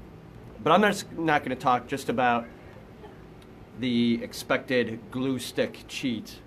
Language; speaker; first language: English; native; English